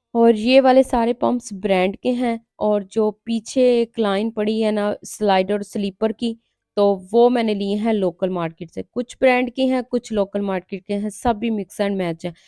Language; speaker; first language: Urdu; non-native, local second language; Punjabi